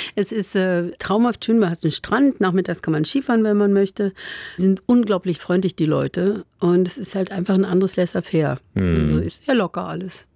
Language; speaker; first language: German; native; German